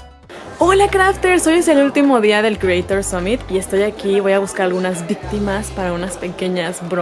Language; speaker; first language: Spanish; native; Spanish